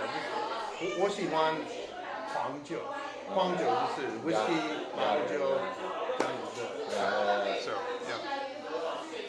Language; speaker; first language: Chinese; non-native, learner; English